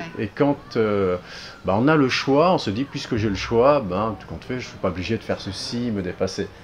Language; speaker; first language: French; early bilingual, other home language; Arabic